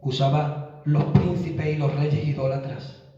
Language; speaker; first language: Spanish; native; Spanish